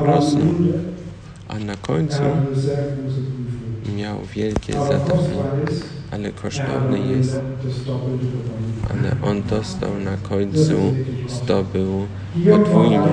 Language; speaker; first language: Polish; early bilingual, heritage; Polish